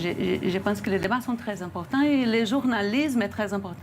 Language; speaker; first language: French; non-native, fluent; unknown